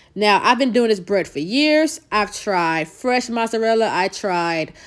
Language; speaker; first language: English; native; English